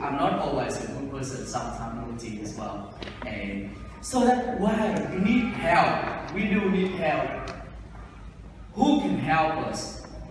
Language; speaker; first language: English; non-native, fluent; Vietnamese